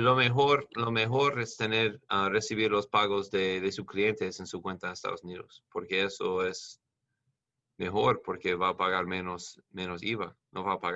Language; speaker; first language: Spanish; non-native, learner; English